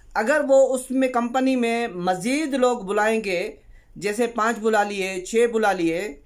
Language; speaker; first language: Urdu; non-native, local second language; Sindhi